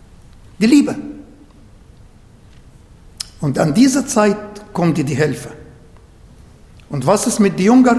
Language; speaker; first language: German; non-native, fluent; Arabic